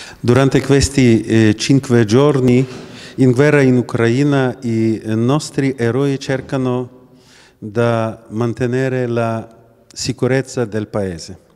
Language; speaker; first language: Italian; non-native, learner; Ukrainian